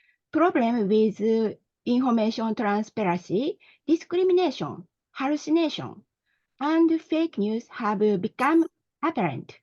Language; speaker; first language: English; non-native, learner; Japanese